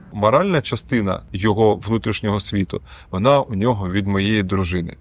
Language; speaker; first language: Ukrainian; non-native, local second language; Russian